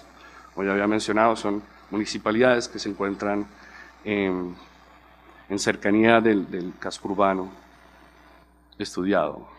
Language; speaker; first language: Spanish; native; Spanish